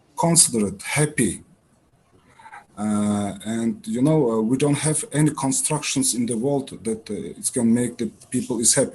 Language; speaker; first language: English; non-native, learner; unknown